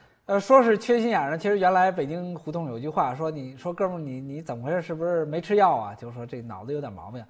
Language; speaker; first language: Chinese; native; Chinese